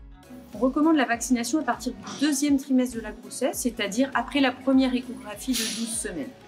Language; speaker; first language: French; native; French